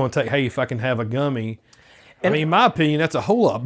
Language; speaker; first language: English; native; English